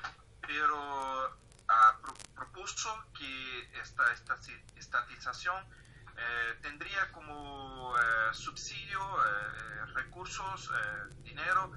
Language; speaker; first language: Spanish; non-native, fluent; Portuguese